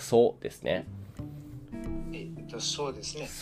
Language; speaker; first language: Japanese; non-native, learner; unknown